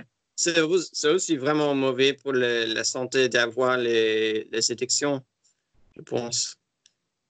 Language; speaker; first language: French; non-native, learner; English